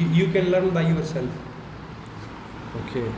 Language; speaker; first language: English; non-native, local second language; Hindi